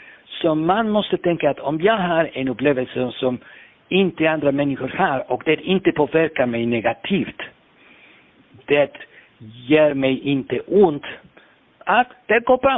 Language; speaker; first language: Swedish; non-native, fluent; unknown